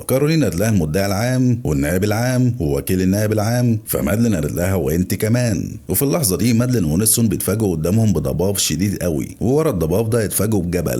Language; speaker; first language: Arabic; native; Arabic